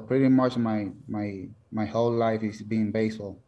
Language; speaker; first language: English; non-native, learner; Spanish